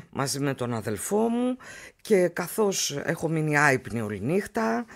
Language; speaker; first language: Greek; native; Greek